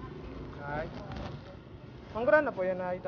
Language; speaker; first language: Filipino; non-native, local second language; Bikol